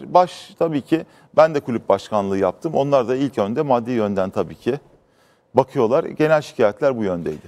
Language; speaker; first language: Turkish; native; Turkish